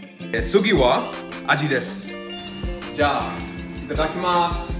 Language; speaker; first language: Japanese; non-native, learner; English